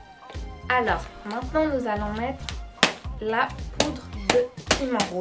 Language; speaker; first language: French; native; French